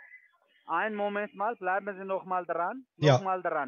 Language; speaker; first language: German; non-native, fluent; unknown